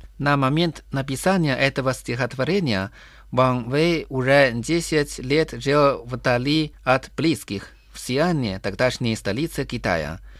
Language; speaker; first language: Russian; non-native, fluent; Chinese